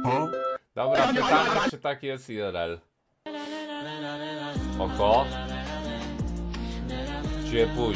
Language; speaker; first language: Polish; native; Polish